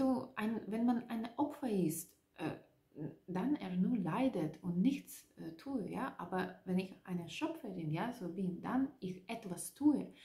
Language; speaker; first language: German; non-native, learner; Russian